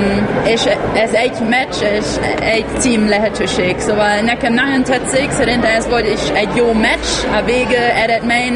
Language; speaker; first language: Hungarian; non-native, learner; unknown